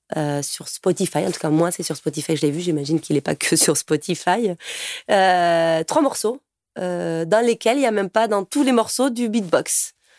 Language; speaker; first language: French; native; French